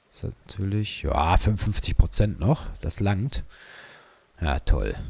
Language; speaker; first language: German; native; German